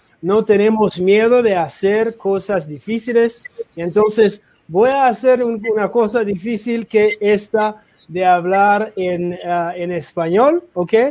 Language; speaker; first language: Spanish; non-native, learner; English